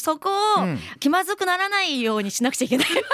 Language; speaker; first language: Japanese; native; Japanese